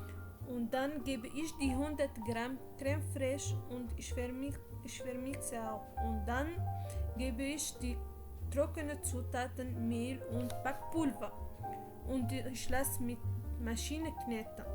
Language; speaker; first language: German; non-native, learner; Arabic